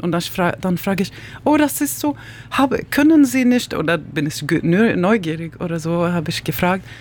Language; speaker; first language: German; non-native, learner; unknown